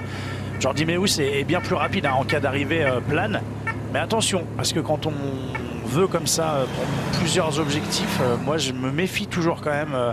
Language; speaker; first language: French; native; French